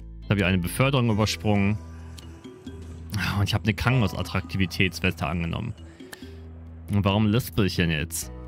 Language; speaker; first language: German; native; German